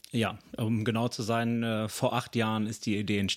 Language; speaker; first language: German; native; German